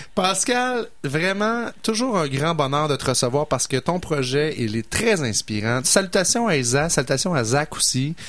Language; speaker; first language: French; native; French